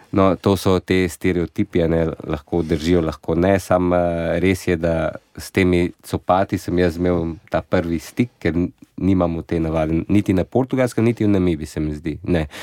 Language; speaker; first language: Slovenian; non-native, fluent; Portuguese